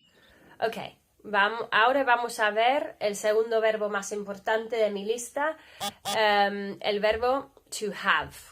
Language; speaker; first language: Spanish; non-native, fluent; English